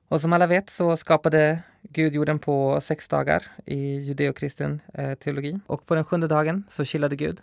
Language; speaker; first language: Swedish; early bilingual, other home language; Spanish